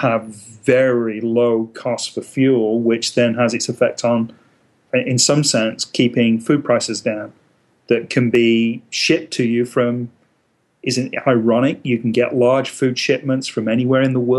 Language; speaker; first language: English; native; English